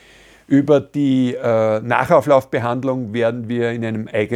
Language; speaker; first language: German; native; German